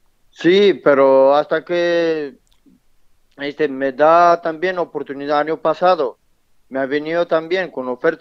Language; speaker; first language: Spanish; non-native, learner; Romanian